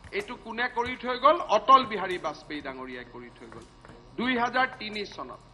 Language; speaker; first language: Assamese; native; Assamese